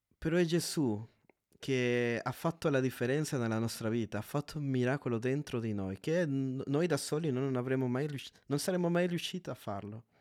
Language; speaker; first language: Italian; non-native, fluent; Spanish